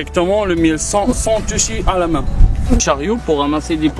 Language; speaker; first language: French; non-native, learner; Arabic